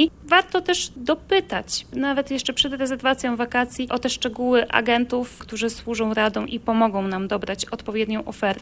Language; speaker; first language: Polish; native; Polish